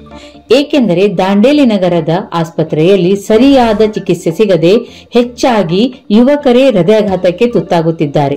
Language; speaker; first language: Kannada; native; Kannada